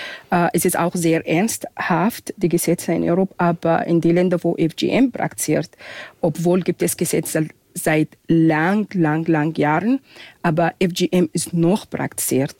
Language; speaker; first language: German; non-native, fluent; Arabic